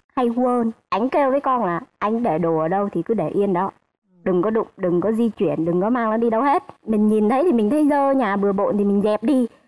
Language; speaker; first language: Vietnamese; native; Vietnamese